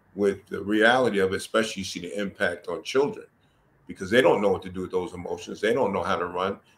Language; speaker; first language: English; native; English